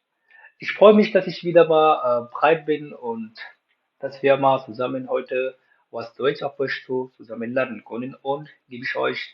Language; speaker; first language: German; non-native, fluent; Pashto